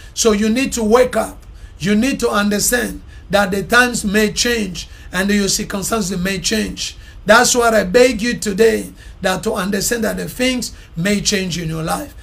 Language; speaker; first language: English; non-native, fluent; Lingala